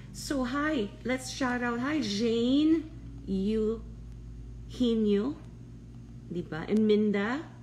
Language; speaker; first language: Filipino; native; Filipino